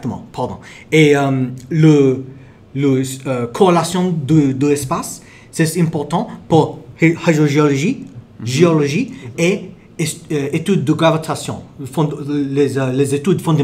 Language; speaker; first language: French; non-native, learner; English